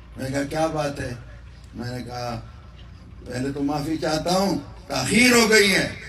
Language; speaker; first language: Urdu; non-native, local second language; Northern Hindko